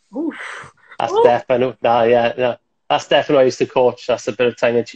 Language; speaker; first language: English; native; English